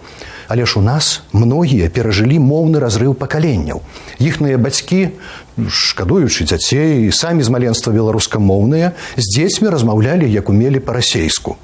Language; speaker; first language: Belarusian; native; Belarusian